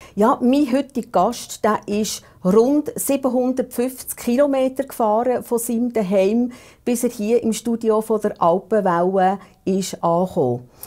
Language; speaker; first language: German; native; German